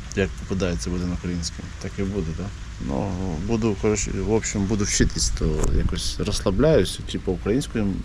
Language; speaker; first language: Ukrainian; non-native, local second language; Russian